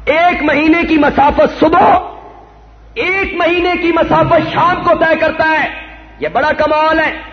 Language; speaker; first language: Urdu; non-native, local second language; Punjabi